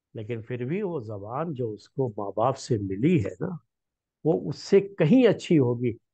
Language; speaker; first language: Hindi; native; Hindi